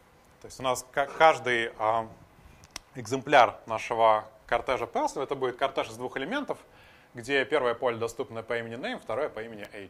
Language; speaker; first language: Russian; native; Russian